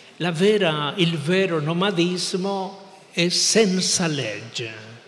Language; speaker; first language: Italian; non-native, fluent; Spanish